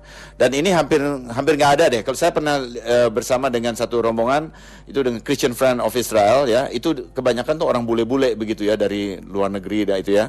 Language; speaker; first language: Indonesian; native; Indonesian